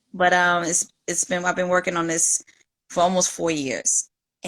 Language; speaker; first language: English; native; English